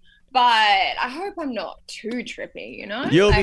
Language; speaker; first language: English; native; English